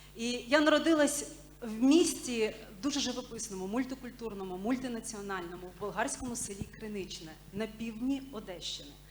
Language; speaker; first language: Ukrainian; non-native, local second language; Bulgarian